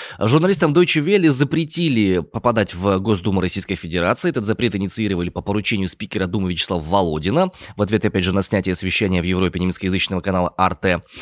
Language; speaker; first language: Russian; native; Russian